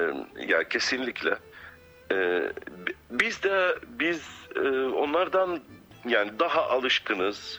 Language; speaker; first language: Turkish; non-native, fluent; Arabic